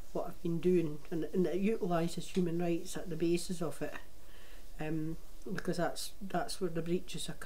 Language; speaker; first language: English; native; English